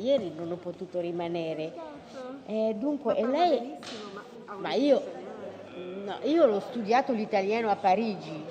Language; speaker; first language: Italian; non-native, fluent; French